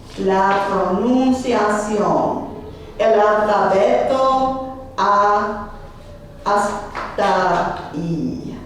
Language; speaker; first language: Spanish; non-native, learner; English